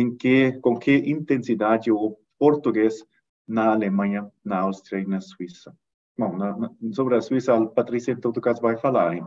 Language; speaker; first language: Portuguese; non-native, fluent; German